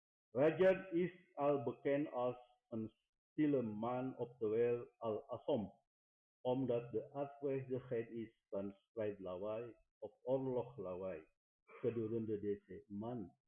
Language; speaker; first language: Dutch; non-native, fluent; Indonesian